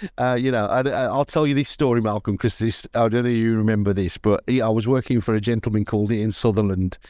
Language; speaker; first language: English; native; English